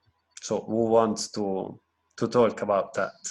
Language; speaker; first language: English; non-native, fluent; Italian